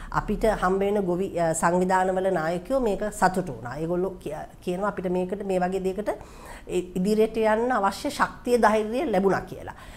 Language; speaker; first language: Sinhala; native; Sinhala